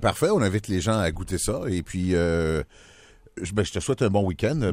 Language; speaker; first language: French; native; French